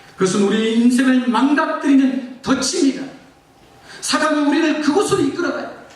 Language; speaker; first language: Korean; native; Korean